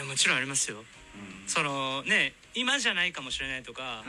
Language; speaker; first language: Japanese; native; Japanese